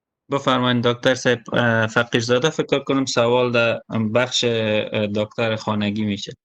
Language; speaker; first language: Persian; native; Persian